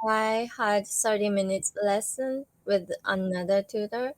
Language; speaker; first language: English; non-native, learner; Japanese